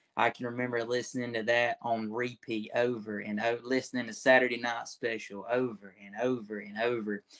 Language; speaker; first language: English; native; English